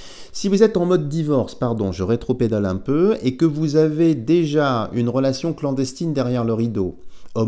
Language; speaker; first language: French; native; French